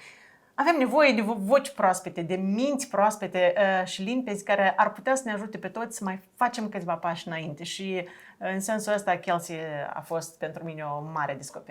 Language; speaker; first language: Romanian; native; Romanian